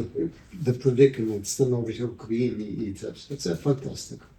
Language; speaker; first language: Ukrainian; early bilingual, heritage; Ukrainian